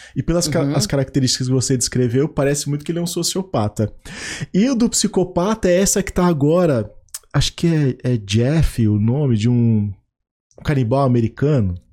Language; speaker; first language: Portuguese; native; Portuguese